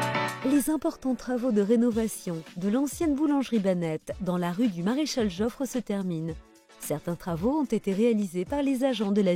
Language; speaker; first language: French; native; French